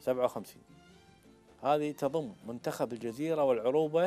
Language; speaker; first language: Arabic; native; Arabic